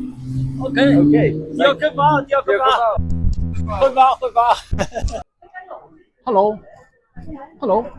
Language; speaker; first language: Welsh; non-native, learner; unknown